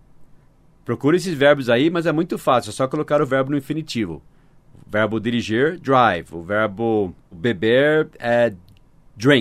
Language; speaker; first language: Portuguese; non-native, fluent; English